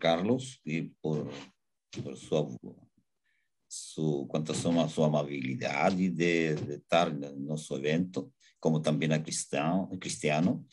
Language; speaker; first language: Portuguese; non-native, learner; Spanish